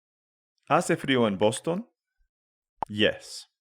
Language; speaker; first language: Spanish; non-native, learner; English